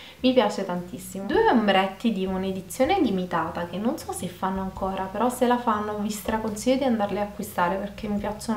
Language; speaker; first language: Italian; native; Italian